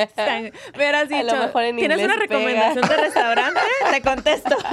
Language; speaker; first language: Spanish; native; Spanish